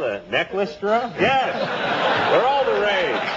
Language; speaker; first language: English; native; English